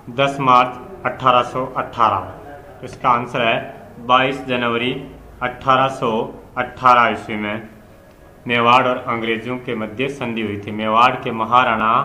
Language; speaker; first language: Hindi; native; Hindi